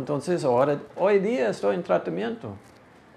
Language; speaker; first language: Spanish; non-native, fluent; English